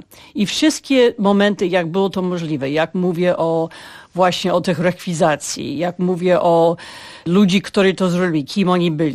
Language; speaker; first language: Polish; non-native, fluent; English